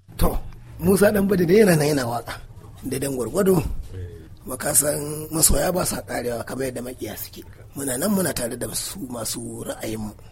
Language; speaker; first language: Hausa; native; Hausa